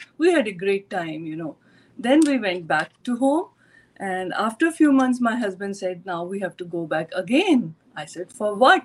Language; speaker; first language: English; non-native, local second language; Hindi